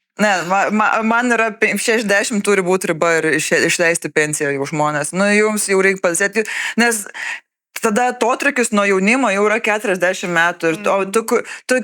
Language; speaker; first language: Lithuanian; native; Lithuanian